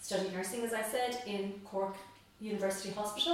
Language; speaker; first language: English; native; English